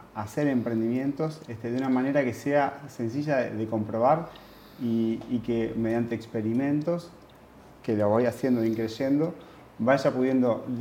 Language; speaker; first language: Spanish; native; Spanish